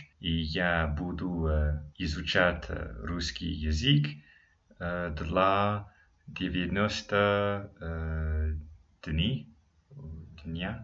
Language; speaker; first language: Russian; non-native, learner; English